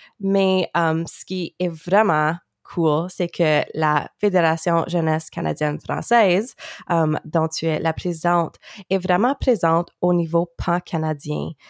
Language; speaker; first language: French; native; French